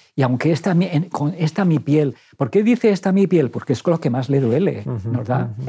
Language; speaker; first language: Spanish; native; Spanish